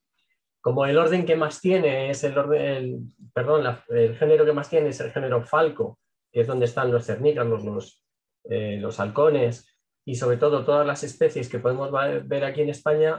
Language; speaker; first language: Spanish; native; Spanish